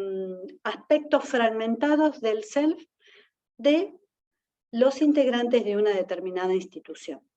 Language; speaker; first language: Spanish; native; Spanish